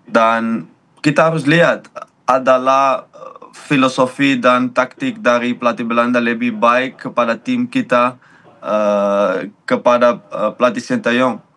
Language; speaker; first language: Indonesian; non-native, fluent; Dutch